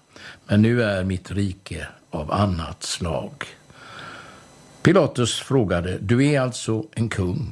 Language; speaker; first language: Swedish; native; Swedish